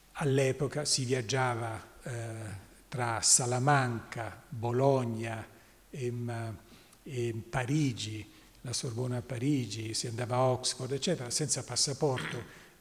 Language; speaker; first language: Italian; native; Italian